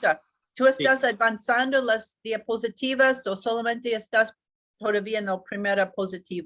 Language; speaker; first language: Spanish; non-native, learner; English